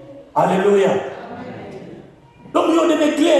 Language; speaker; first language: Swedish; non-native, fluent; Lingala